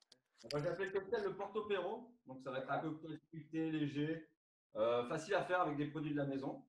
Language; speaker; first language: French; native; French